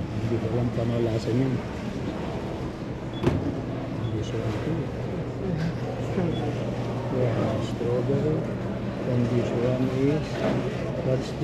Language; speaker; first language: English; non-native, learner; Filipino